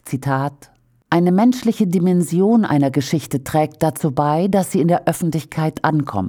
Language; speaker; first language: German; native; German